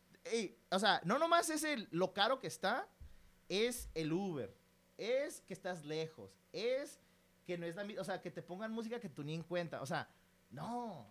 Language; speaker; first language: Spanish; early bilingual, heritage; Spanish